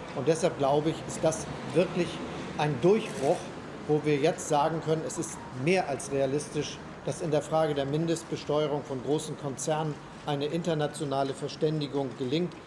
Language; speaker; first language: German; native; German